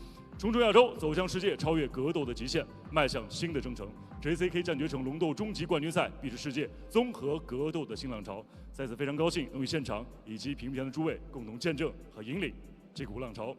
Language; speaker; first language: Chinese; native; Chinese